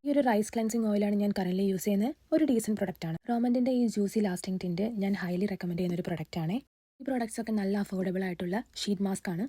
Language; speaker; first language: Malayalam; native; Malayalam